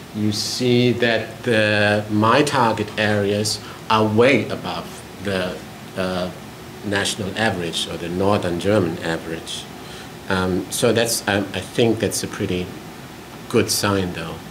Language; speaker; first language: English; non-native, fluent; German